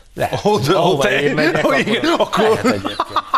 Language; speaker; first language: Hungarian; native; Hungarian